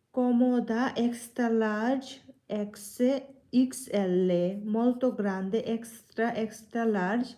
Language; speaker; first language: Italian; non-native, learner; Bangla